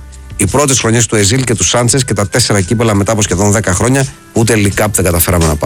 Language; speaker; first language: Greek; native; Greek